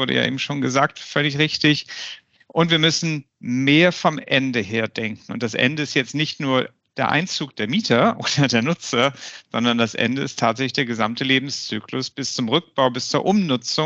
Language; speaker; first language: German; native; German